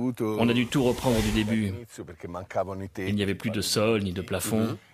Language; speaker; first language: French; non-native, fluent; Italian